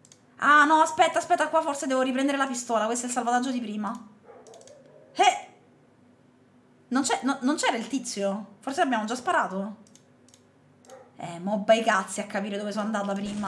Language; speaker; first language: Italian; native; Italian